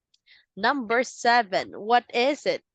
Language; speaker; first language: English; non-native, fluent; Filipino